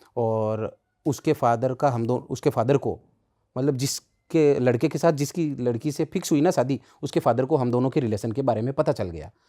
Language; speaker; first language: Hindi; native; Hindi